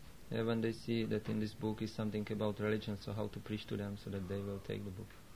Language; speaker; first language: English; non-native, fluent; Czech